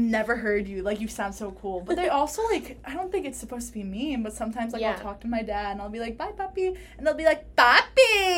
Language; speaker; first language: English; early bilingual, other home language; Spanish